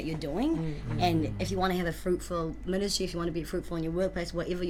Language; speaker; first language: English; native; English